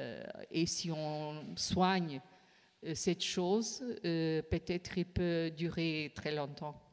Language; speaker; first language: French; non-native, fluent; Portuguese